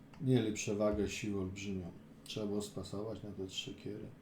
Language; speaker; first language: Polish; native; Polish